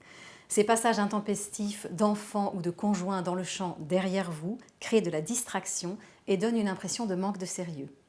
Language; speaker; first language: French; native; French